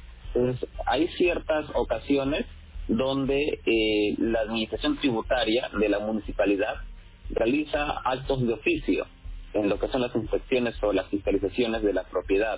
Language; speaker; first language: Spanish; native; Spanish